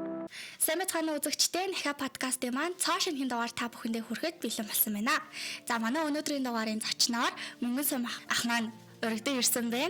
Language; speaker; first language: Mongolian; native; Mongolian